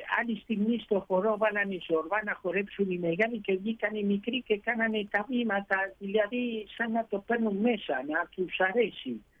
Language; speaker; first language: Greek; early bilingual, heritage; Greek